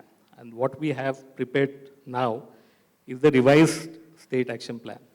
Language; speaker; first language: English; non-native, local second language; Marathi